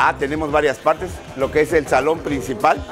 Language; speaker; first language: Spanish; native; Spanish